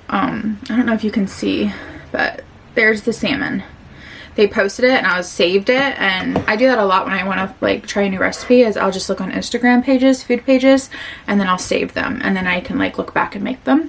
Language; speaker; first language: English; native; English